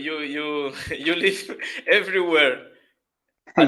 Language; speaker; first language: English; non-native, fluent; Portuguese